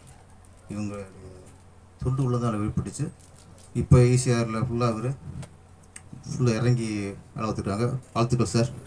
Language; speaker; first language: Tamil; native; Tamil